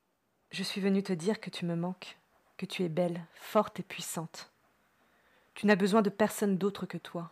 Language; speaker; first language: French; native; French